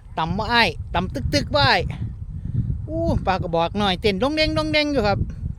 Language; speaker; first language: Thai; native; Thai